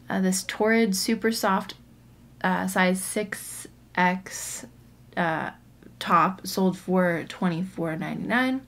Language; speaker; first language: English; native; English